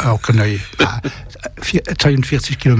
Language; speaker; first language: German; non-native, local second language; French